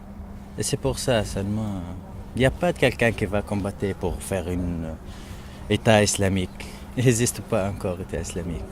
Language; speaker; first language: French; non-native, learner; Arabic